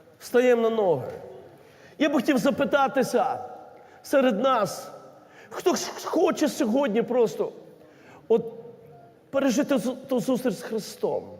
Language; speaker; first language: Ukrainian; native; Ukrainian